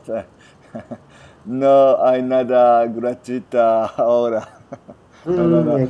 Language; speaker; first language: Spanish; non-native, learner; French